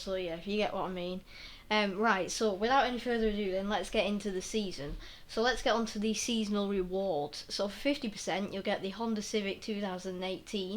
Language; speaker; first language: English; native; English